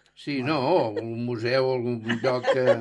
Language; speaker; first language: Catalan; native; Catalan